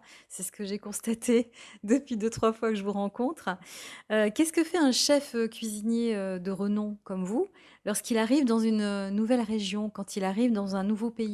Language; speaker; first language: French; native; French